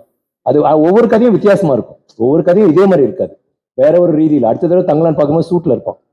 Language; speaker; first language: Tamil; native; Tamil